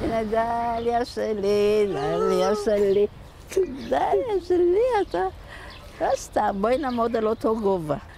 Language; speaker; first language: Hebrew; non-native, fluent; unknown